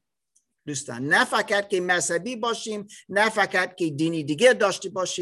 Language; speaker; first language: Persian; non-native, learner; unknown